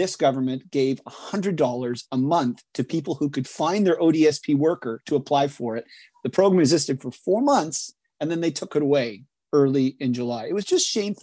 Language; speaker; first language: English; native; English